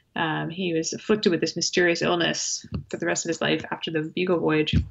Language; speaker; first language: English; native; English